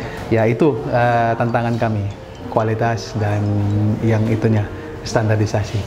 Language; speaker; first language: Indonesian; non-native, fluent; Filipino